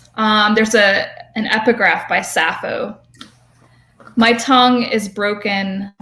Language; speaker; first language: English; native; English